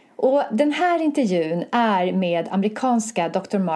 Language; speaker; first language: Swedish; native; Swedish